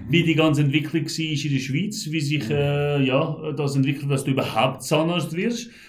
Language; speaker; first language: German; early bilingual, heritage; Macedonian